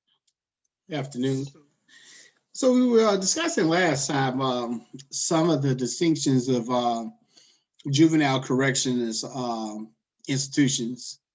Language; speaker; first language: English; native; English